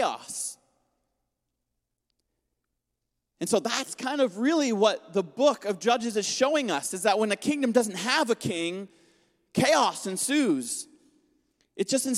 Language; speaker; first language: English; native; English